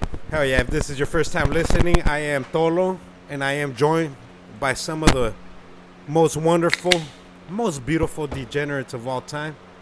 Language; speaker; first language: English; early bilingual, other home language; Spanish